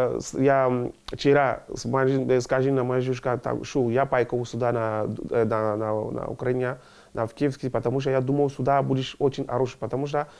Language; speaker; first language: Russian; non-native, learner; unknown